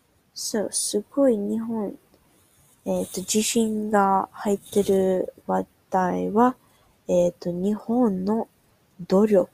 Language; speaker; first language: Japanese; non-native, learner; English